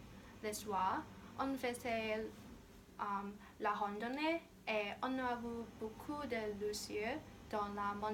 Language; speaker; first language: French; non-native, learner; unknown